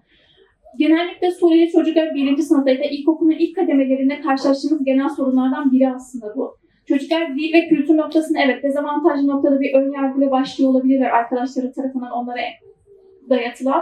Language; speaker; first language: Turkish; native; Turkish